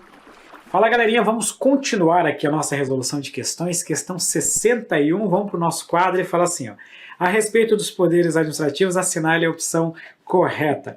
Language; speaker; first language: Portuguese; native; Portuguese